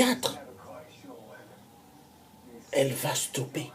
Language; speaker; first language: French; non-native, local second language; Kongo